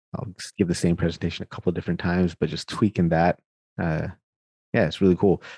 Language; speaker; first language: English; native; English